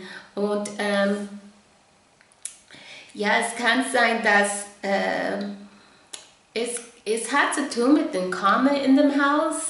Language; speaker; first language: German; non-native, fluent; English